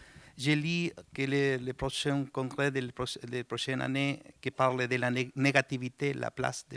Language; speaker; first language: French; non-native, learner; Spanish